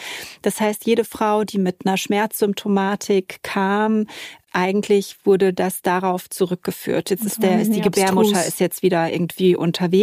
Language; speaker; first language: German; native; German